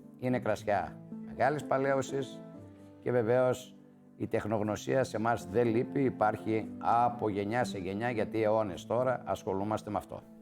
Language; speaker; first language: Greek; native; Greek